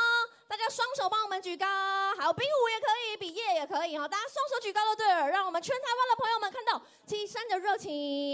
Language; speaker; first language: Chinese; native; Chinese